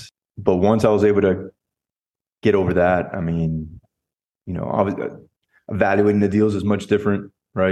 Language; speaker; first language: English; native; English